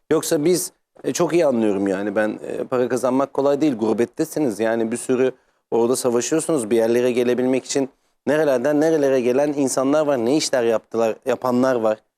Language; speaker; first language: Turkish; native; Turkish